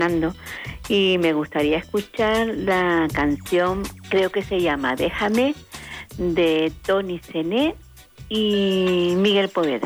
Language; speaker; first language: Spanish; native; Spanish